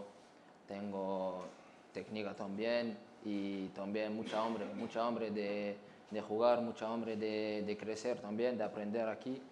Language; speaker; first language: Spanish; non-native, learner; Arabic